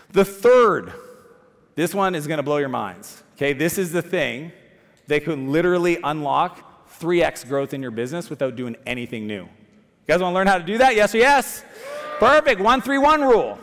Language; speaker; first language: English; native; English